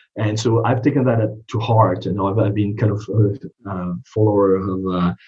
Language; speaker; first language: English; non-native, fluent; French